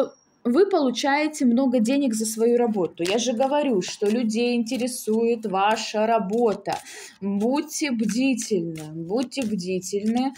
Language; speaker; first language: Russian; native; Russian